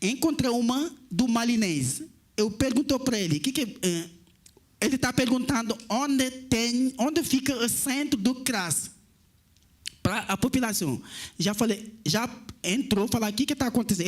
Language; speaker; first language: Portuguese; non-native, learner; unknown